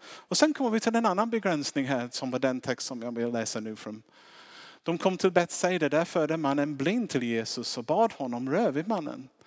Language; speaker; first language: Swedish; non-native, fluent; English